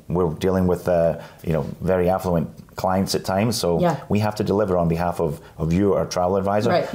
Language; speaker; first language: English; native; English